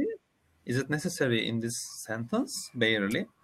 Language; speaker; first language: English; non-native, learner; Turkish